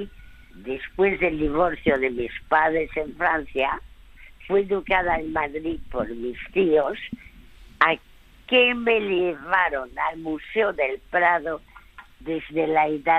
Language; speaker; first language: Spanish; early bilingual, other home language; French